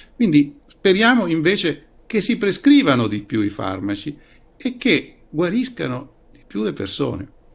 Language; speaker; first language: Italian; native; Italian